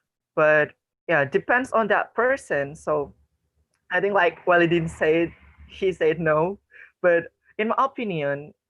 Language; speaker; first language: English; non-native, learner; Indonesian